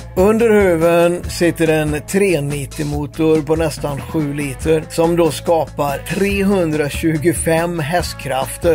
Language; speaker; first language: Swedish; native; Swedish